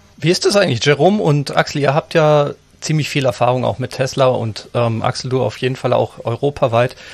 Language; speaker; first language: German; native; German